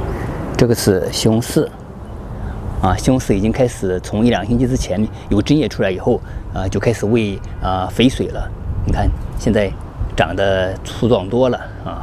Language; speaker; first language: Chinese; native; Chinese